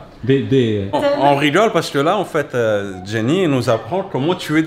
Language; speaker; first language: French; native; French